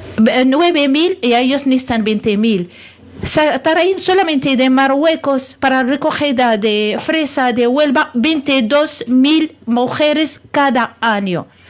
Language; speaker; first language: Spanish; non-native, fluent; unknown